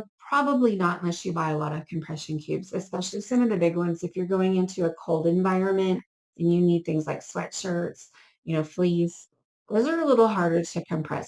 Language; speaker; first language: English; native; English